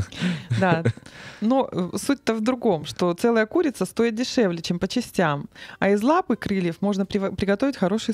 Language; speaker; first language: Russian; native; Russian